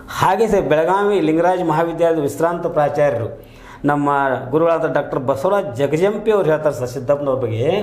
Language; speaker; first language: Kannada; native; Kannada